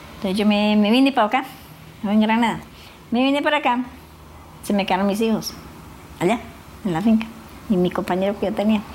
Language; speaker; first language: Spanish; native; Spanish